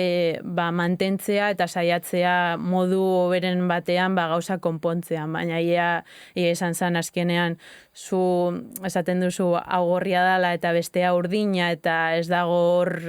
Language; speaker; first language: Basque; native; Basque